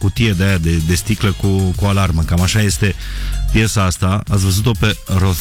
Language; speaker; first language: Romanian; native; Romanian